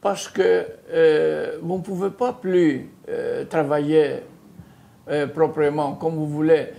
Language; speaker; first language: French; non-native, fluent; Greek